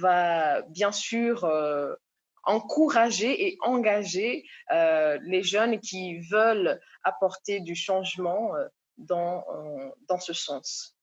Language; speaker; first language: French; non-native, local second language; Comorian